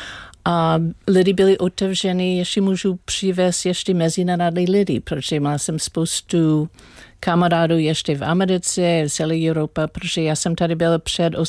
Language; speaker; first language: Czech; non-native, learner; English